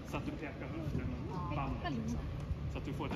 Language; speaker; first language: Swedish; native; Swedish